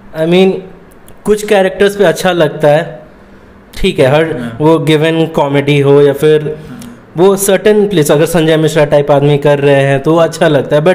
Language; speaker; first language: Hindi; native; Hindi